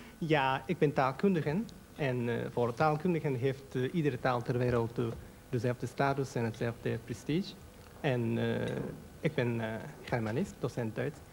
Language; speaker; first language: Dutch; non-native, fluent; Japanese